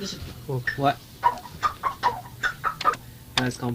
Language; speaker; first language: English; non-native, learner; Japanese